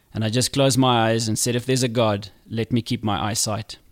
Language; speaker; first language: English; native; English